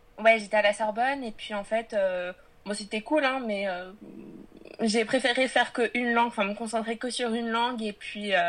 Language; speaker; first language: French; early bilingual, other home language; Polish